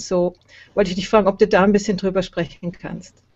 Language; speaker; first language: German; native; German